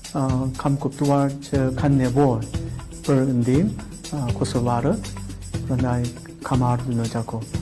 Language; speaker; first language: Albanian; non-native, fluent; Korean